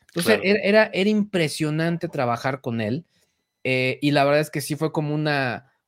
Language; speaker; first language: Spanish; native; Spanish